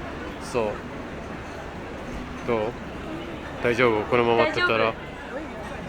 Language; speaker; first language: Japanese; non-native, fluent; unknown